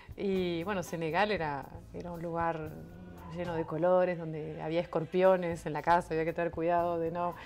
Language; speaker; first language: Spanish; non-native, fluent; French